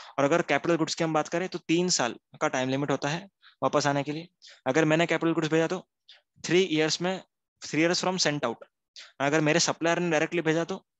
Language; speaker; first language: Hindi; non-native, local second language; Gujarati